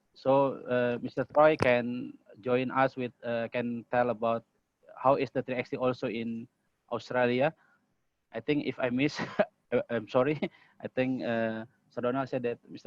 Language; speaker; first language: English; non-native, learner; Indonesian